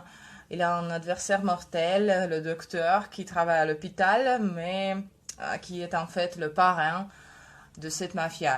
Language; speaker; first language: French; non-native, fluent; Russian